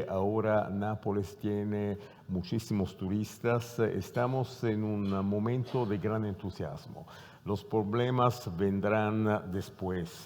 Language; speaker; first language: Spanish; non-native, fluent; Italian